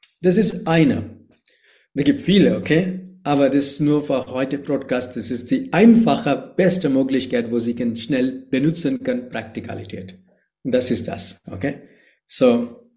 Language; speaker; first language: German; non-native, fluent; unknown